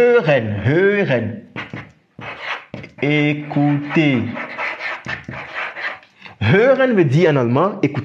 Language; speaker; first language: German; non-native, fluent; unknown